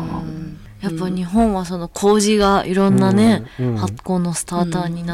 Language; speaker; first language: Japanese; native; Japanese